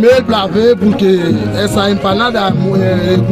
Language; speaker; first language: Spanish; non-native, learner; Haitian Creole